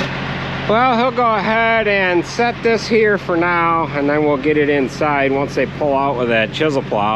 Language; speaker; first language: English; native; English